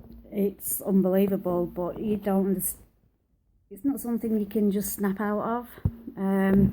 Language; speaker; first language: English; native; English